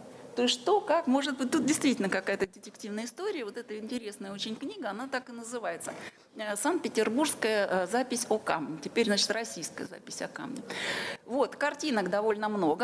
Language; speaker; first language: Russian; native; Russian